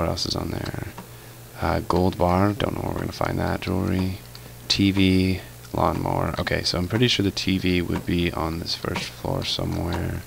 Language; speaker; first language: English; native; English